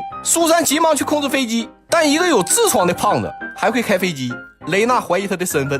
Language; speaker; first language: Chinese; native; Chinese